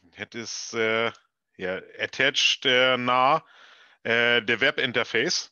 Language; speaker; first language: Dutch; non-native, learner; German